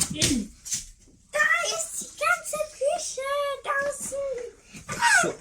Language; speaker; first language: German; early bilingual, other home language; English